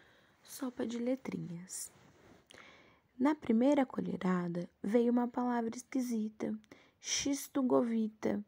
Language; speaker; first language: Portuguese; native; Portuguese